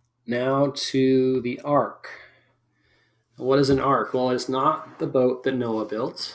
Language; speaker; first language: English; native; English